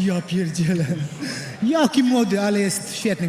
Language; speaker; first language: Polish; native; Polish